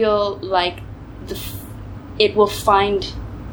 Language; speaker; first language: English; native; English